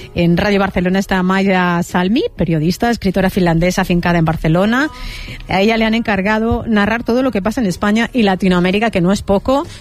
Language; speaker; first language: Spanish; native; Spanish